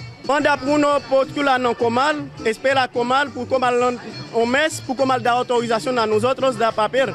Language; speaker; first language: Spanish; non-native, learner; Haitian Creole